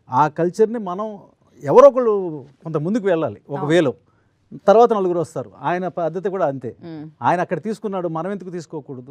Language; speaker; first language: Telugu; native; Telugu